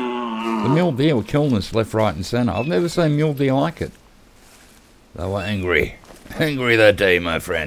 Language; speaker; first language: English; native; English